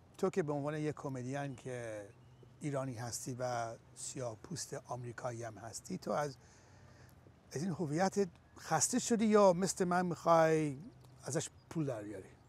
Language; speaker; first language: Persian; early bilingual, heritage; Persian